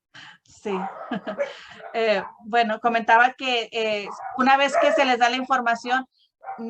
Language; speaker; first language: Spanish; native; Spanish